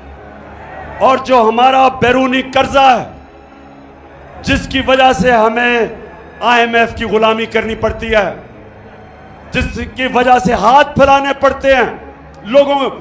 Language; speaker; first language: Urdu; native; Urdu